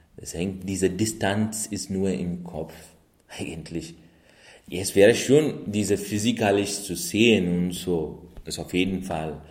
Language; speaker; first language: German; non-native, fluent; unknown